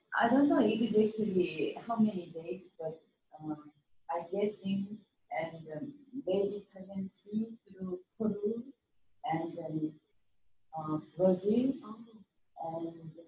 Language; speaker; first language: English; non-native, learner; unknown